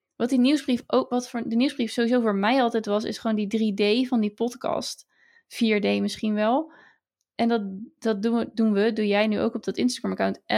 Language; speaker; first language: Dutch; native; Dutch